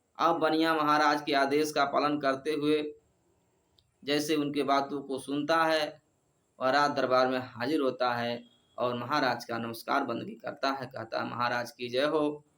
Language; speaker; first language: Hindi; native; Hindi